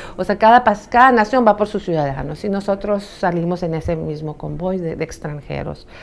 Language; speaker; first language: Spanish; early bilingual, other home language; Arabic